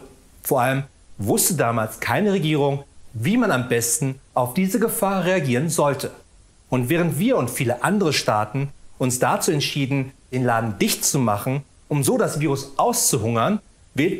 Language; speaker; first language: German; native; German